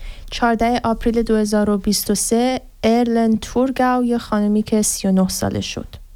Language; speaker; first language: Persian; native; Persian